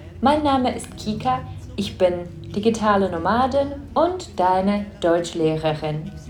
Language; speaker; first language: German; non-native, fluent; Czech